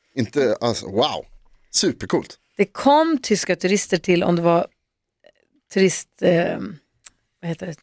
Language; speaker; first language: Swedish; native; Swedish